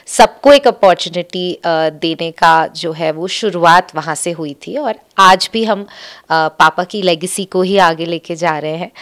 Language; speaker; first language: Hindi; native; Hindi